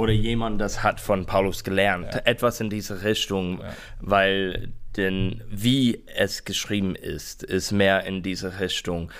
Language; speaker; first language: German; non-native, learner; English